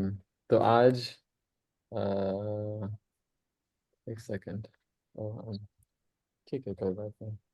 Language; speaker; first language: Hindi; non-native, local second language; English